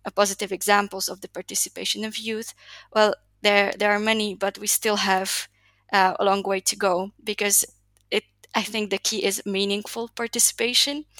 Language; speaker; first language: English; non-native, fluent; Slovak